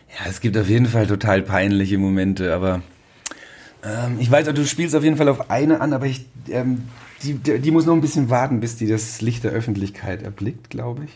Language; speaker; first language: German; native; German